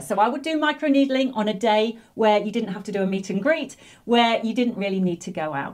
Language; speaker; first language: English; native; English